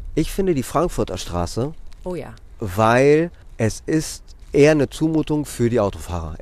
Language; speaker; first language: German; non-native, fluent; Greek